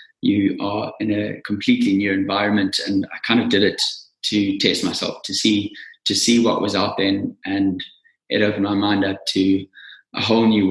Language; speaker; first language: English; native; English